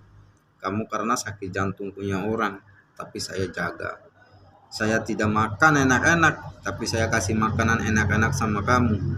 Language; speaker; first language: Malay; non-native, learner; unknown